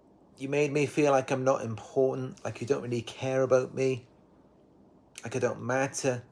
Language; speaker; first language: English; native; English